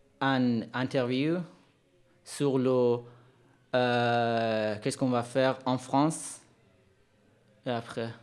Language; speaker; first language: French; non-native, learner; Persian